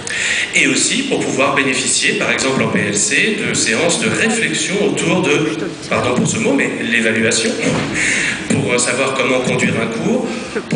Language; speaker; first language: French; native; French